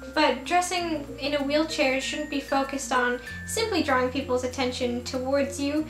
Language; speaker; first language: English; native; English